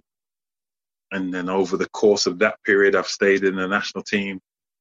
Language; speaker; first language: English; native; English